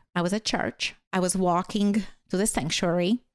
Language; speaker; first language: English; non-native, fluent; Latvian